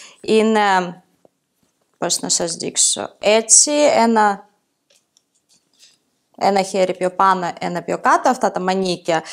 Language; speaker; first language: Greek; non-native, fluent; Ukrainian